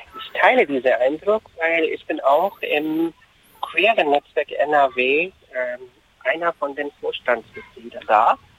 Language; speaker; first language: German; non-native, fluent; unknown